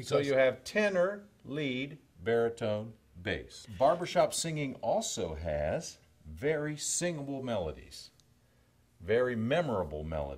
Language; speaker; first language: English; native; English